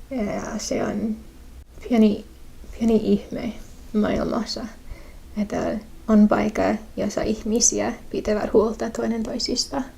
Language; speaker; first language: Finnish; non-native, fluent; English